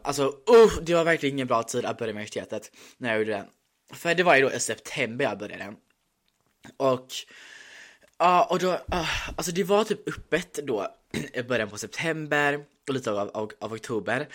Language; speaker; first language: Swedish; native; Swedish